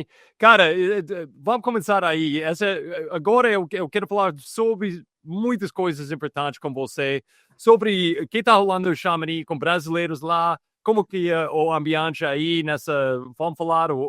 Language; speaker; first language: Portuguese; non-native, fluent; English